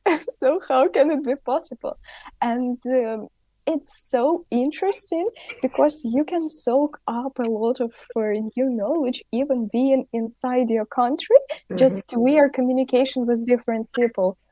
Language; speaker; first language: English; non-native, fluent; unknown